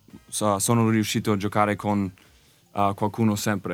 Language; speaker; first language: Italian; non-native, learner; English